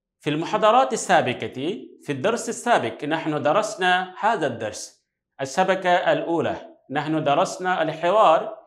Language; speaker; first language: Arabic; non-native, fluent; Bangla